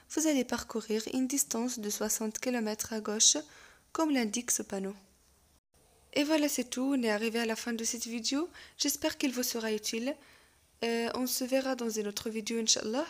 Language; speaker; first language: French; non-native, local second language; Arabic